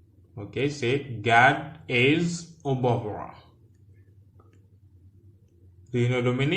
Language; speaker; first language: English; non-native, learner; Haitian Creole